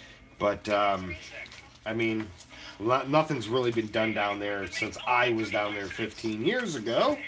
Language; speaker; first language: English; native; English